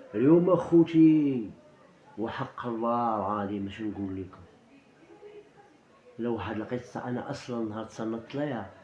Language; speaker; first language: Arabic; native; Arabic